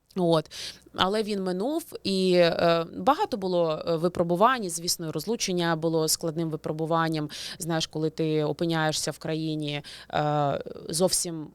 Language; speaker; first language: Ukrainian; native; Ukrainian